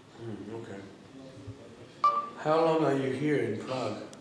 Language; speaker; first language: English; non-native, learner; Russian